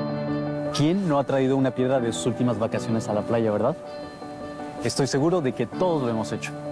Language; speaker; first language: Spanish; native; Spanish